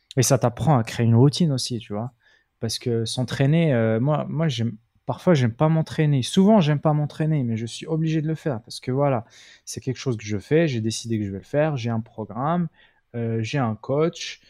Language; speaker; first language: French; non-native, local second language; Arabic